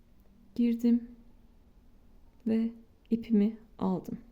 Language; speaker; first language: Turkish; native; Turkish